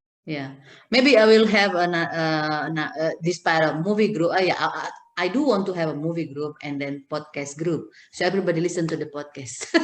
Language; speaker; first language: English; non-native, fluent; Indonesian